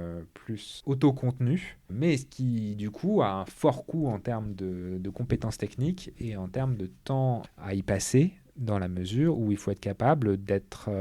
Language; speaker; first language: French; native; French